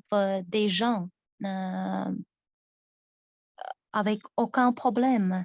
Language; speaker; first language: French; non-native, fluent; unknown